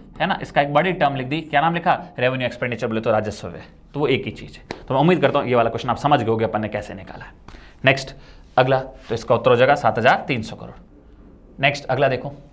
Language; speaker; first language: Hindi; native; Hindi